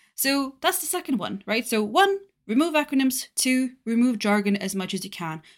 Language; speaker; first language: English; non-native, fluent; Bulgarian